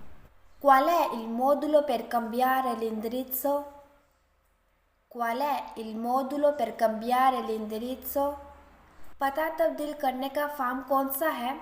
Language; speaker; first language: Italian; non-native, fluent; Urdu